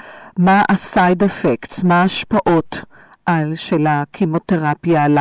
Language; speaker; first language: Hebrew; native; Hebrew